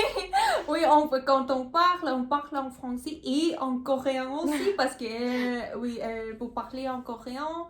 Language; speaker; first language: French; non-native, learner; Korean